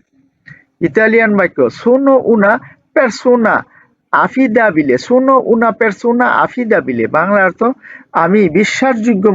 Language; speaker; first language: Italian; non-native, learner; Bangla